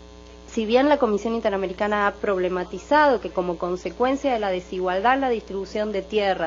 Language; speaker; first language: Spanish; native; Spanish